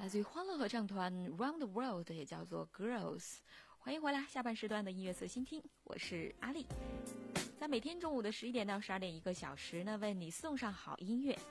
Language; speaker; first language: Chinese; native; Chinese